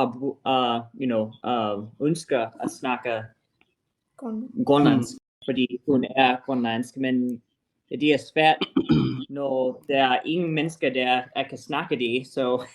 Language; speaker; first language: Danish; non-native, learner; English